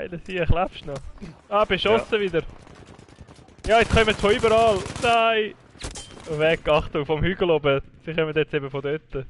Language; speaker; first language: German; native; German